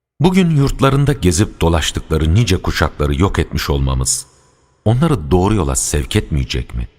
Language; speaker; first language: Turkish; native; Turkish